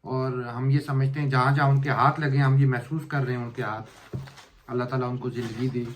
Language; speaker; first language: Urdu; native; Urdu